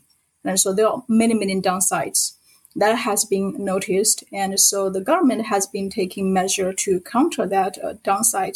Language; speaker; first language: English; non-native, fluent; Chinese